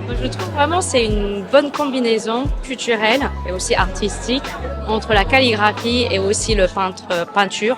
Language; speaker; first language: French; non-native, fluent; Chinese